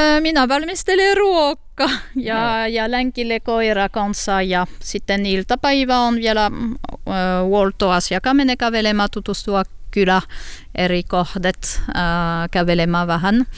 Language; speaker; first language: Finnish; non-native, learner; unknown